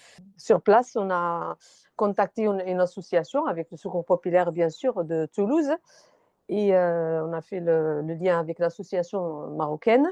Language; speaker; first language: French; non-native, fluent; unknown